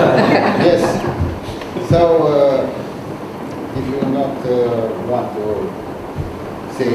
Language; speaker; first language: English; non-native, learner; Romanian